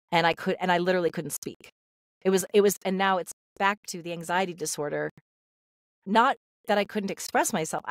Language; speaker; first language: English; native; English